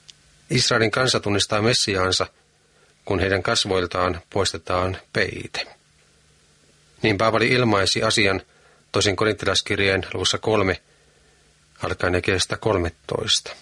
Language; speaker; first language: Finnish; native; Finnish